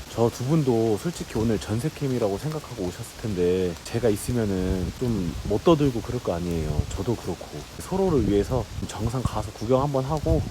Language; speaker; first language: Korean; native; Korean